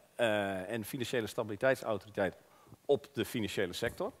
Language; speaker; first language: Dutch; native; Dutch